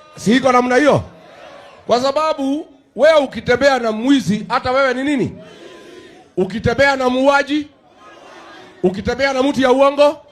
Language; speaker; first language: Swahili; non-native, local second language; Kikuyu